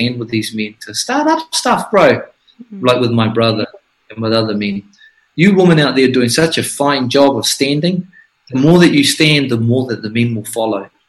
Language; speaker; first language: English; native; English